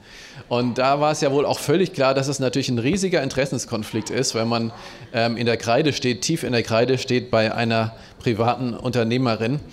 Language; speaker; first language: German; native; German